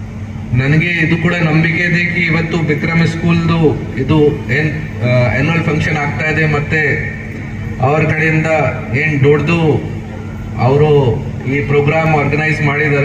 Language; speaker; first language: Kannada; non-native, fluent; Hindi